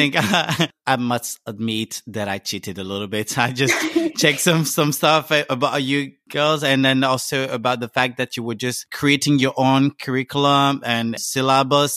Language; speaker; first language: English; non-native, fluent; French